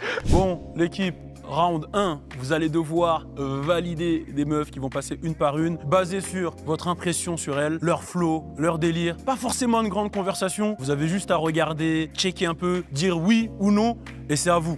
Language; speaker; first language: French; native; French